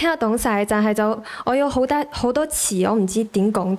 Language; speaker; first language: Cantonese; early bilingual, heritage; Cantonese